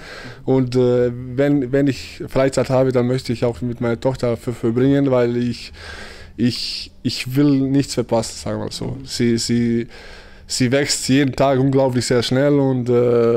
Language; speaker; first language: German; early bilingual, other home language; Bosnian